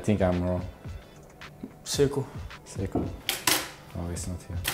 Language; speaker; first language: English; non-native, learner; Dutch